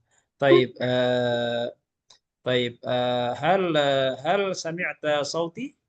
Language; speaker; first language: Arabic; non-native, fluent; Malay